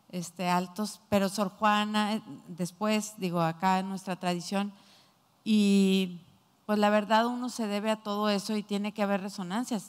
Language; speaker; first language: Spanish; native; Spanish